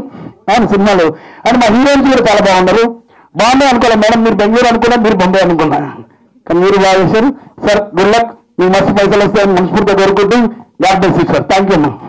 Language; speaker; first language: Telugu; native; Telugu